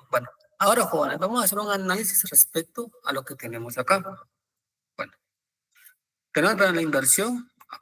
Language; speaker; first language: Spanish; native; Spanish